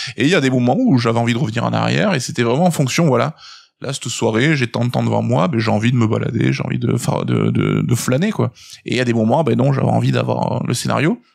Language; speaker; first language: French; native; French